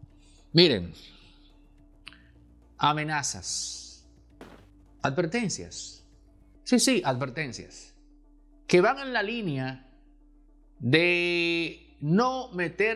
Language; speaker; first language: Spanish; native; Spanish